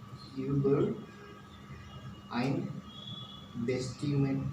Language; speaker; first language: German; non-native, learner; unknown